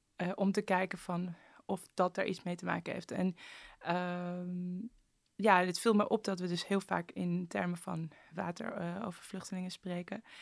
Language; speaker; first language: Dutch; early bilingual, other home language; Persian